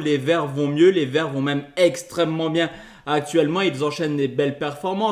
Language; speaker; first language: French; native; French